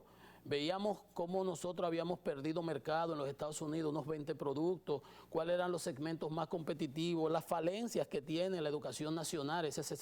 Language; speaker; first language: Spanish; native; Spanish